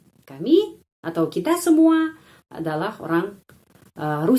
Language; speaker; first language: Indonesian; non-native, fluent; Russian